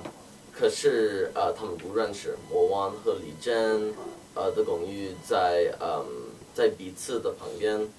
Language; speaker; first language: Chinese; non-native, learner; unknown